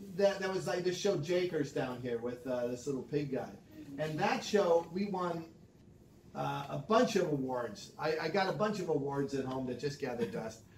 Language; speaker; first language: English; native; English